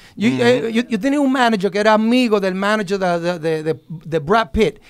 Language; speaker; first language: Spanish; native; Spanish